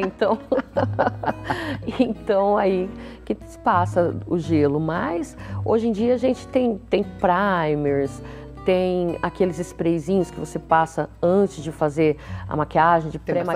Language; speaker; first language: Portuguese; native; Portuguese